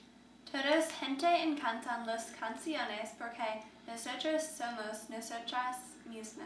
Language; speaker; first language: Spanish; non-native, learner; English